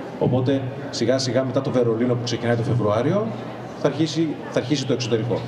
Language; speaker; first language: Greek; native; Greek